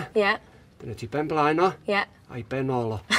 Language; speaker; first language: Welsh; native; Welsh